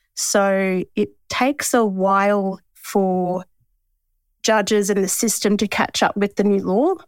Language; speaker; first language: English; native; English